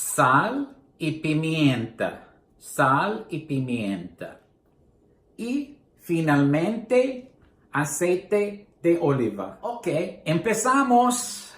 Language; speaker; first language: Spanish; non-native, learner; English